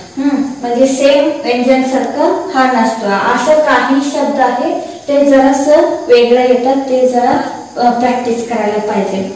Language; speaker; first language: Marathi; non-native, local second language; Kannada